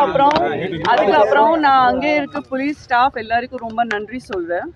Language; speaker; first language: Tamil; non-native, fluent; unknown